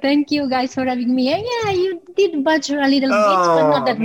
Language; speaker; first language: English; non-native, fluent; Italian